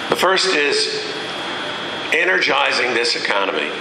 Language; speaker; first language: English; native; English